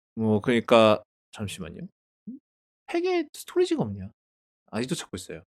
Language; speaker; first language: Korean; native; Korean